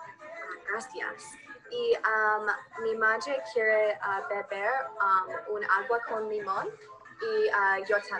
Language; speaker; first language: Spanish; non-native, learner; English